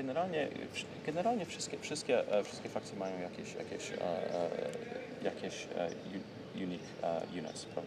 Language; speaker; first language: Polish; early bilingual, heritage; Polish